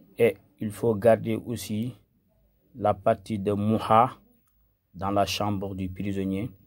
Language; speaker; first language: French; non-native, local second language; Wolof